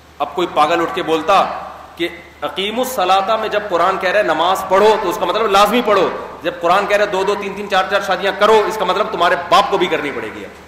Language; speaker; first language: Urdu; native; Urdu